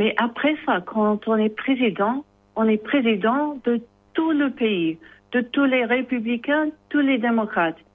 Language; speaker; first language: French; non-native, learner; English